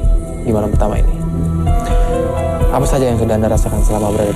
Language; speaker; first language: Indonesian; native; Indonesian